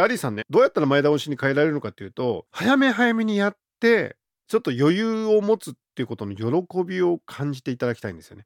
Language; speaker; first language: Japanese; native; Japanese